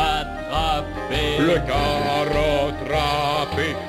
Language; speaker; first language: French; native; French